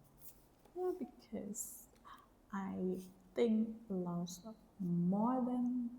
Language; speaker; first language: English; non-native, learner; Vietnamese